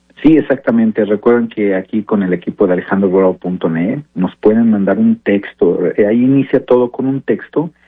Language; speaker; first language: Spanish; early bilingual, heritage; Spanish